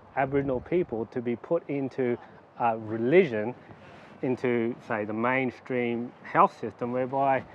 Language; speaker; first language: English; native; English